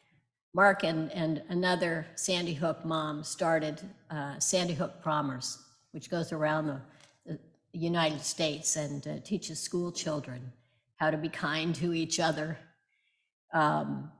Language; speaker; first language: English; native; English